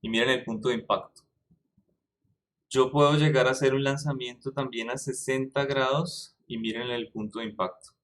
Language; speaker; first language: Spanish; native; Spanish